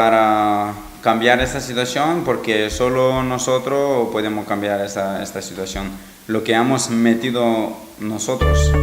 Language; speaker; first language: Spanish; non-native, fluent; Macedonian